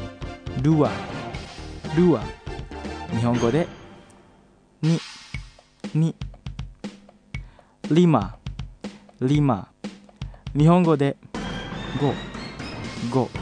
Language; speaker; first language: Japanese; non-native, fluent; Indonesian